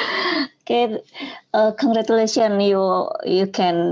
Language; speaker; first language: English; non-native, learner; Indonesian